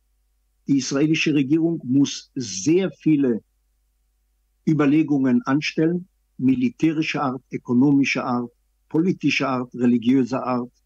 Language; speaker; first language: German; non-native, fluent; Hebrew